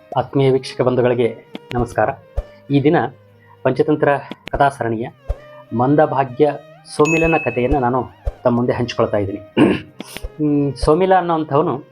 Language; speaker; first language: Kannada; native; Kannada